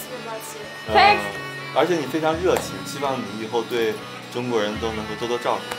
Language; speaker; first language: Chinese; native; Chinese